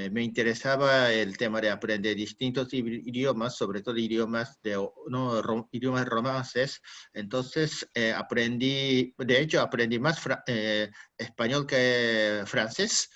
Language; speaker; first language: Spanish; non-native, fluent; Japanese